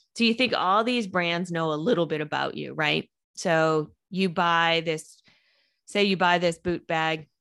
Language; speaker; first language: English; native; English